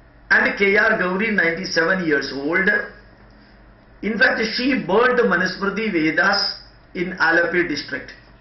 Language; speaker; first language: English; non-native, local second language; Malayalam